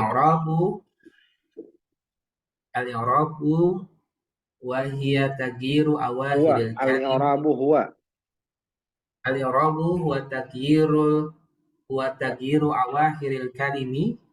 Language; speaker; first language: Arabic; non-native, learner; Indonesian